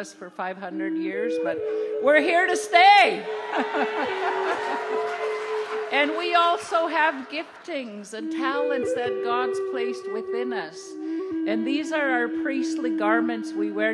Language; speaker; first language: English; non-native, fluent; Cree